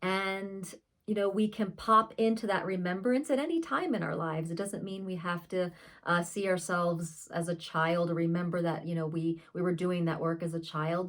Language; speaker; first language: English; native; English